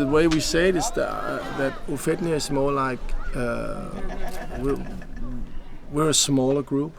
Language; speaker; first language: English; non-native, fluent; Danish